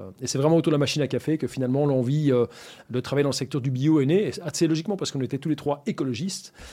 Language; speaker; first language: French; native; French